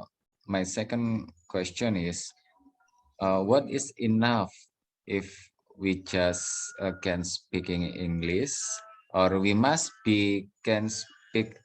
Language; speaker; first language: English; non-native, learner; Indonesian